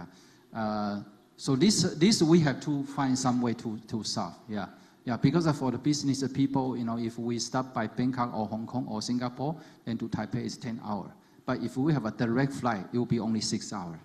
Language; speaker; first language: English; non-native, fluent; Chinese